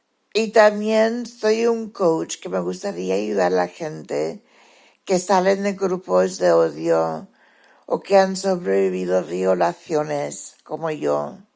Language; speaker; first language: Spanish; early bilingual, heritage; Spanish